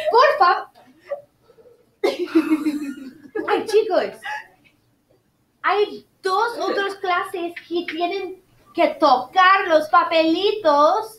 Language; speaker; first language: Spanish; non-native, fluent; English